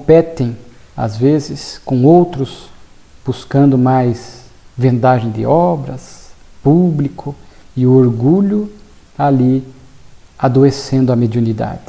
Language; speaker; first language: Portuguese; native; Portuguese